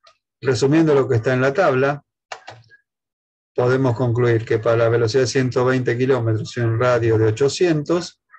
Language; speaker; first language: Spanish; native; Spanish